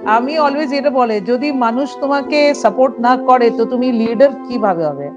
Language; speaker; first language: Bangla; non-native, local second language; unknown